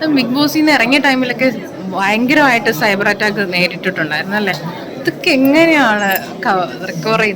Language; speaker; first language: Malayalam; native; Malayalam